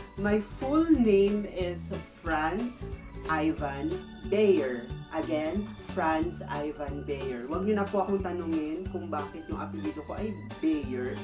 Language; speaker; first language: Filipino; non-native, local second language; Hiligaynon